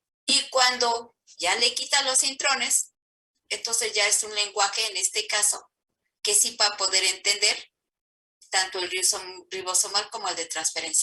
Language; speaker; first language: Spanish; native; Spanish